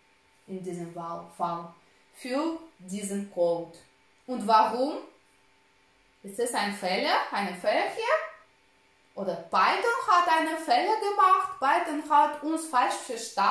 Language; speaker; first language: German; non-native, fluent; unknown